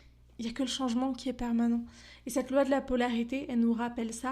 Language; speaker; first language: French; native; French